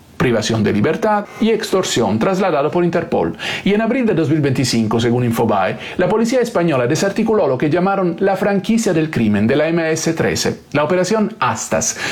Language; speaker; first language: Spanish; non-native, fluent; Italian